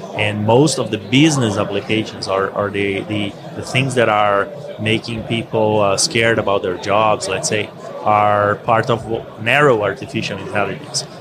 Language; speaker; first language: English; non-native, fluent; Portuguese